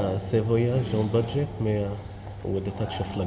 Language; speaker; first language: French; non-native, fluent; Arabic